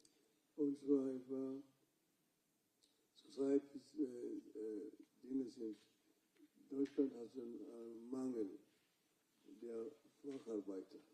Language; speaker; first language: German; non-native, fluent; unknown